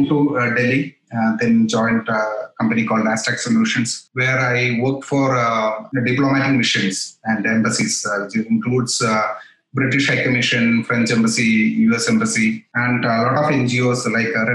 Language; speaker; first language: English; non-native, local second language; Malayalam